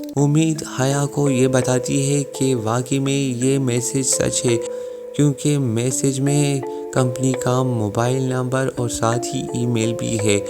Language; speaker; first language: Urdu; native; Urdu